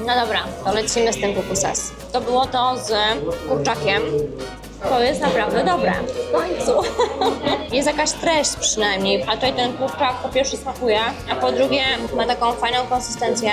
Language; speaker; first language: Polish; native; Polish